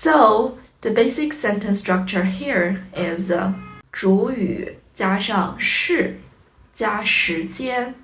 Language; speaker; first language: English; non-native, fluent; Chinese